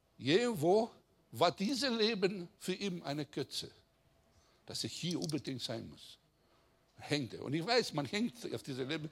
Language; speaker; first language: German; non-native, fluent; Greek